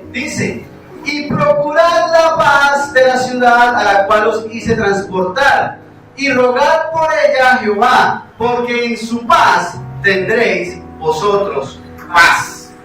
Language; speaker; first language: Spanish; native; Spanish